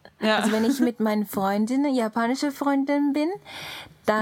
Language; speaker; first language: German; non-native, learner; Japanese